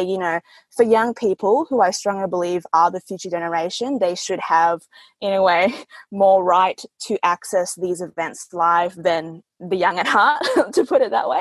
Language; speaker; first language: English; early bilingual, other home language; Indonesian